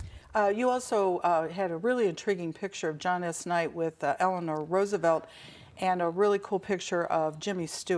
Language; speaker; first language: English; native; English